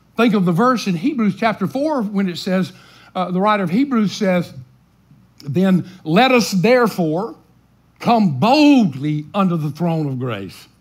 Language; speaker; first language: English; native; English